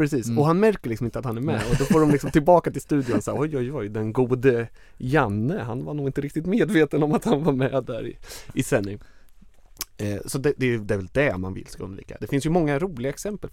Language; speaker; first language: Swedish; native; Swedish